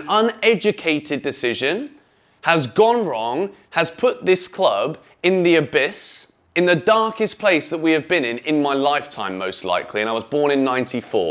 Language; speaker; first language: English; native; English